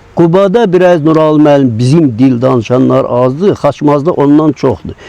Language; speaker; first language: Azerbaijani; non-native, local second language; Lezghian